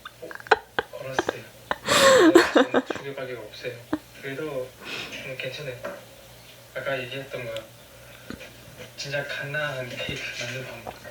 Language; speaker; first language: Korean; non-native, fluent; Chinese